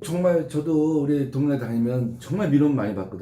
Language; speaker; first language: Korean; native; Korean